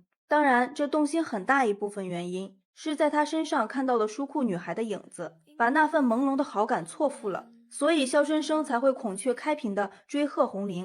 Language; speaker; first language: Chinese; native; Chinese